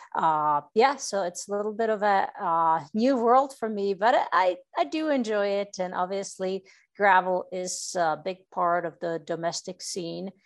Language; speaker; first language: English; non-native, fluent; Czech